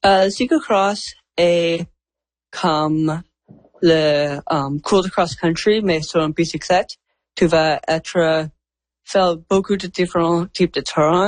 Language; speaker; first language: French; non-native, learner; English